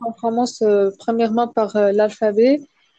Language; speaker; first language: French; non-native, local second language; Arabic